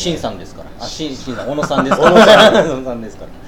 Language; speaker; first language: Japanese; native; Japanese